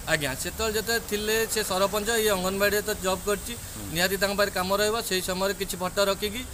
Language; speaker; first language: Odia; native; Odia